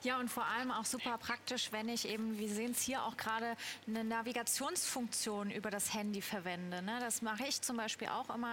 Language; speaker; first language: German; native; German